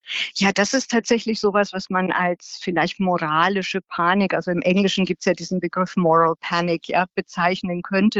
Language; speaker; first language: German; native; German